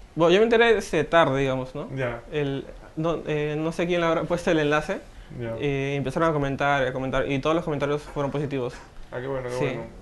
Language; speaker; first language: Spanish; native; Spanish